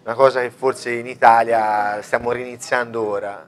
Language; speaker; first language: Italian; native; Italian